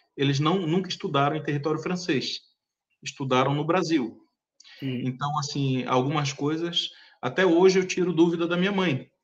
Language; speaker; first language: Portuguese; early bilingual, heritage; Portuguese